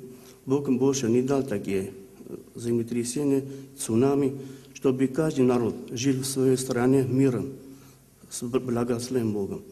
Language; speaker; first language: Russian; non-native, learner; Armenian